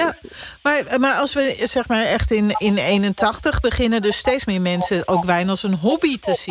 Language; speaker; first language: Dutch; native; Dutch